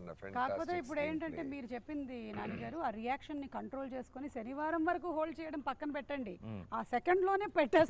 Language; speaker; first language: Telugu; native; Telugu